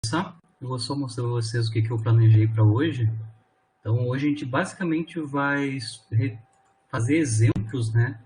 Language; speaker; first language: Portuguese; native; Portuguese